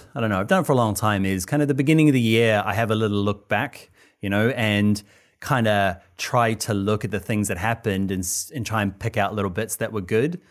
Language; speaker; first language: English; native; English